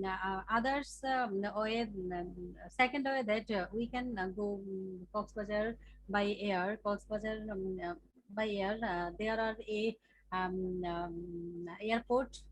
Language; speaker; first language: English; non-native, learner; Bangla